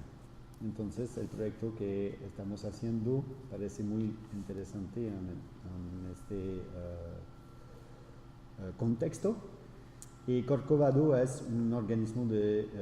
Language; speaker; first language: Spanish; non-native, fluent; French